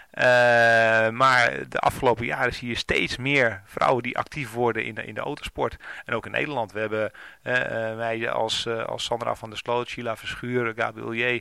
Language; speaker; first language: Dutch; native; Dutch